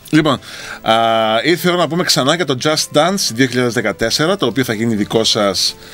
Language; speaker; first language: Greek; native; Greek